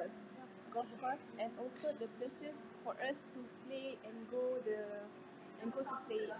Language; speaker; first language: English; non-native, local second language; Malay